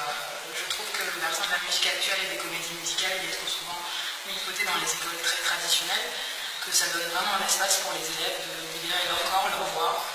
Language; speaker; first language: French; native; French